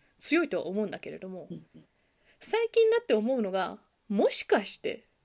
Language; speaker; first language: Japanese; early bilingual, heritage; Japanese